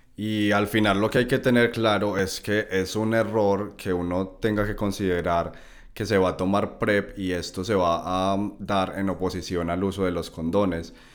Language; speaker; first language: Spanish; native; Spanish